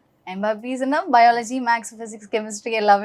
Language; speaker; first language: Tamil; non-native, learner; Malayalam